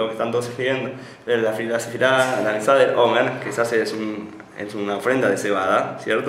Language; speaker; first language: Spanish; native; Spanish